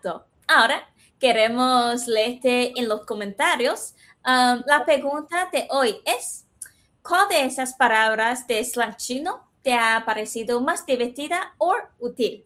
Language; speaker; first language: Spanish; non-native, fluent; Chinese